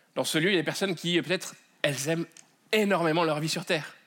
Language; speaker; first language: French; native; French